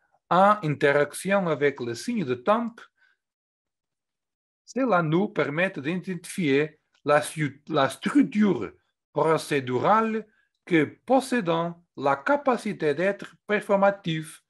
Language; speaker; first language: French; non-native, fluent; Portuguese